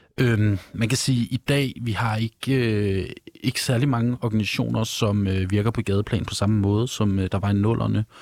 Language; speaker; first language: Danish; native; Danish